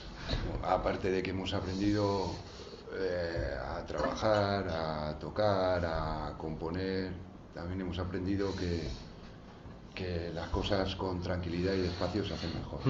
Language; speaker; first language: Spanish; native; Spanish